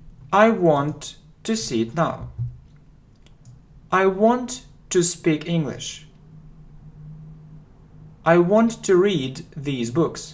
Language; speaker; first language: English; non-native, fluent; Russian